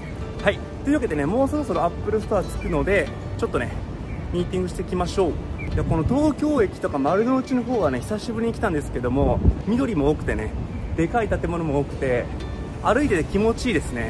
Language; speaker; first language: Japanese; native; Japanese